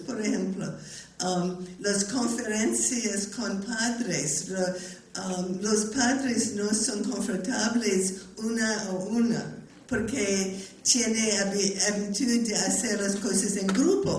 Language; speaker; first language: Spanish; non-native, learner; English